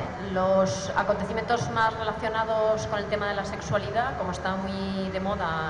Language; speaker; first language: Spanish; native; Spanish